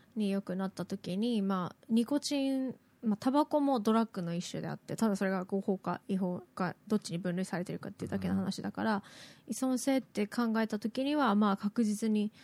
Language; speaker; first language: Japanese; native; Japanese